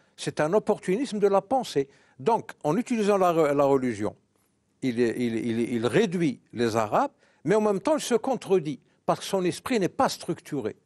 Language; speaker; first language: French; non-native, local second language; Arabic